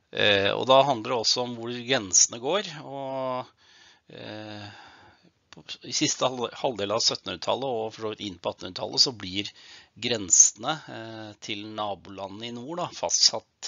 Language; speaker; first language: Norwegian; native; Norwegian